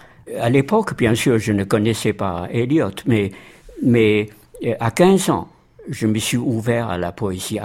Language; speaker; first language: French; non-native, fluent; Chinese